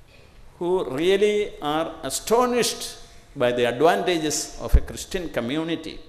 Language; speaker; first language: English; non-native, local second language; Malayalam